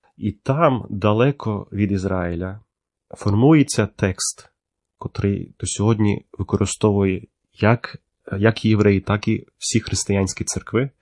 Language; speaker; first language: Ukrainian; early bilingual, heritage; Ukrainian